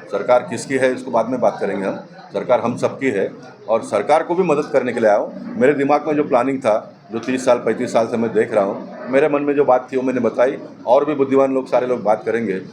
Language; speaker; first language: Hindi; non-native, local second language; Tulu